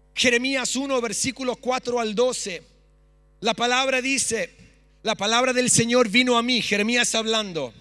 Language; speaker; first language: Spanish; early bilingual, other home language; English